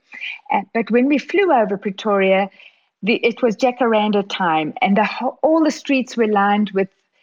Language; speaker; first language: English; native; English